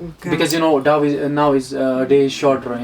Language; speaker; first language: English; non-native, learner; Hindi